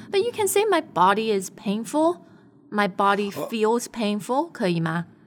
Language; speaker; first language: English; non-native, fluent; Chinese